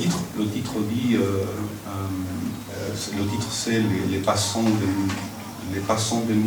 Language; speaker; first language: French; non-native, fluent; Spanish